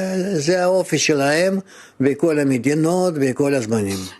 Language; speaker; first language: Hebrew; non-native, fluent; Russian